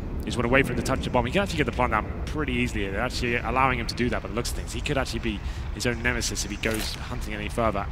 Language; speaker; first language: English; native; English